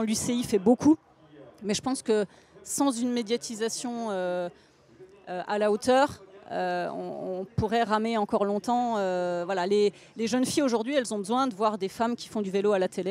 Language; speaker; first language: French; native; French